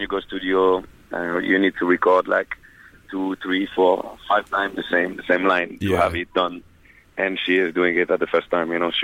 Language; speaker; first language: English; non-native, fluent; French